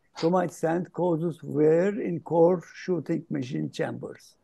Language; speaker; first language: English; non-native, fluent; Turkish